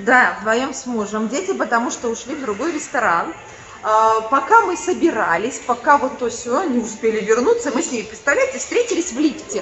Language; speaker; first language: Russian; native; Russian